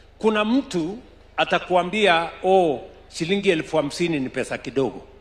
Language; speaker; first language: Swahili; non-native, local second language; Kalenjin